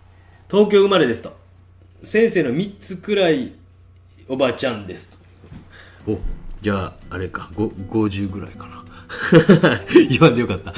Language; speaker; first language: Japanese; native; Japanese